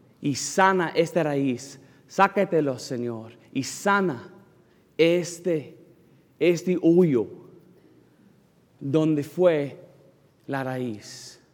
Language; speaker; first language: Spanish; non-native, learner; English